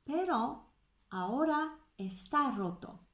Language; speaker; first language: Spanish; non-native, fluent; Turkish